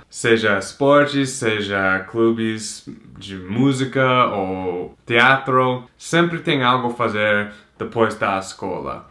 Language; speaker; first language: Portuguese; non-native, fluent; English